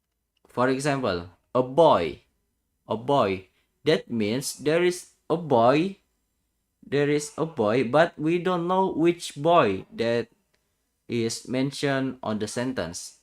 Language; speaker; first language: English; non-native, learner; Indonesian